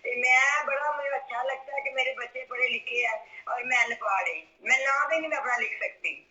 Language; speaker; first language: Urdu; non-native, local second language; Punjabi